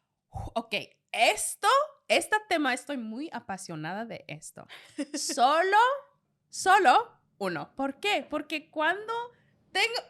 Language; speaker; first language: Spanish; non-native, learner; English